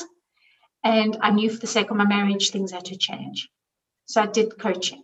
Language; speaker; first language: English; native; English